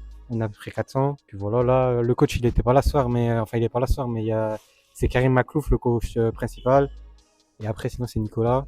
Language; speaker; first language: French; native; French